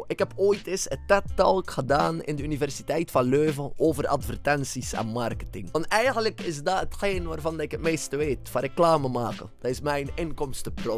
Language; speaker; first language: Dutch; native; Dutch